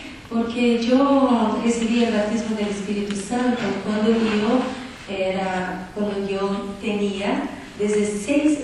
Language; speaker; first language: Italian; non-native, learner; Portuguese